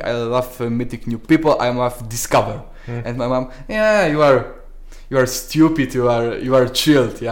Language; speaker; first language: English; non-native, learner; Polish